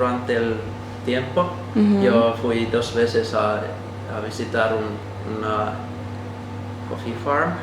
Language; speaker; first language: Spanish; non-native, learner; Finnish